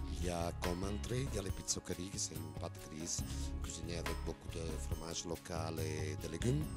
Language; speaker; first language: French; non-native, fluent; Italian